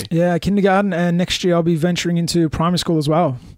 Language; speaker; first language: English; native; English